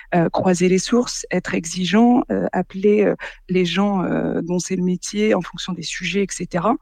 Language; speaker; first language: French; native; French